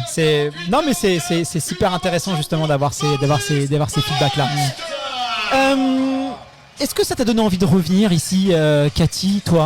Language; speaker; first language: French; native; French